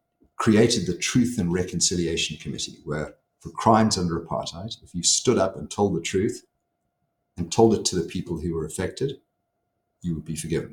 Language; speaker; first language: English; native; English